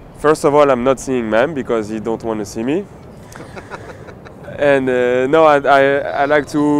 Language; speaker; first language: English; non-native, fluent; French